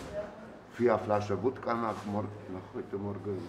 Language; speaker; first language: German; non-native, learner; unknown